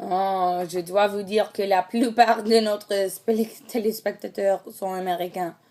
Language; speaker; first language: French; non-native, learner; English